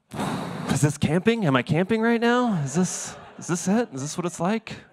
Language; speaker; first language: English; native; English